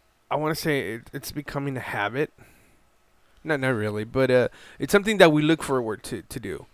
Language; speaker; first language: English; non-native, fluent; Spanish